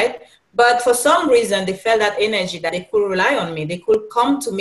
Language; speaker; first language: English; non-native, local second language; French